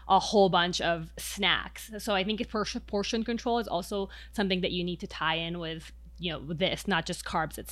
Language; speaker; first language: English; non-native, local second language; Filipino